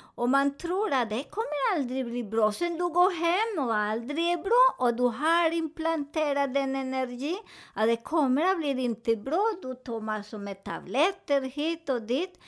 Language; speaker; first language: Swedish; non-native, fluent; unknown